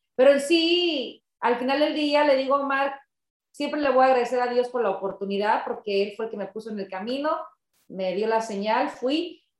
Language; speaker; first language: Spanish; early bilingual, heritage; Spanish